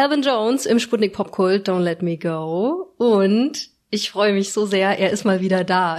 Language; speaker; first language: German; native; German